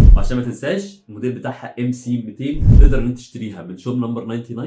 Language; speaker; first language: Arabic; native; Arabic